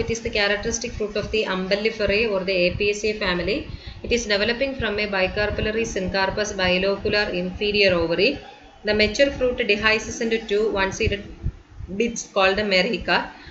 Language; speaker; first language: English; non-native, local second language; Malayalam